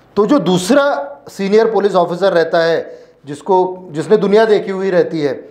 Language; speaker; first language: Hindi; non-native, local second language; Marathi